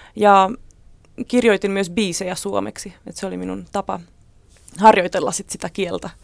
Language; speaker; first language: Finnish; non-native, fluent; Czech